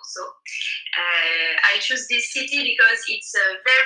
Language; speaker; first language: English; non-native, learner; French